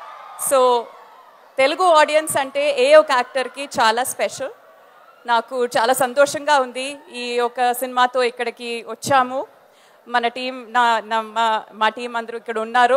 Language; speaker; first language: Telugu; non-native, fluent; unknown